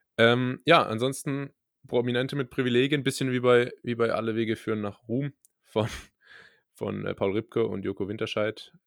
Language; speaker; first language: German; native; German